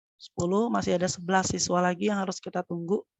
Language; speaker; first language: Indonesian; native; Indonesian